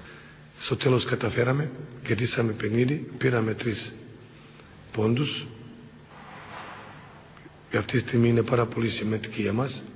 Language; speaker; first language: Greek; non-native, learner; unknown